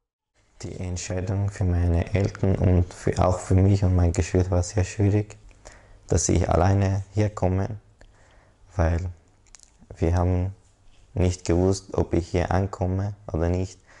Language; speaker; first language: German; non-native, learner; Persian